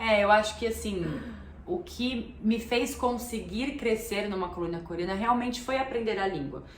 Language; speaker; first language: Portuguese; native; Portuguese